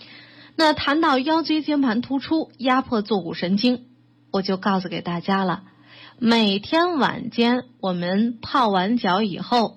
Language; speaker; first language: Chinese; native; Chinese